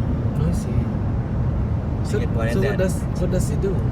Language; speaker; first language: English; non-native, learner; Khmer